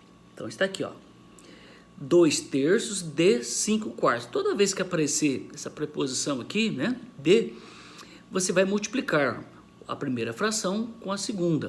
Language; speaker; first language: Portuguese; native; Portuguese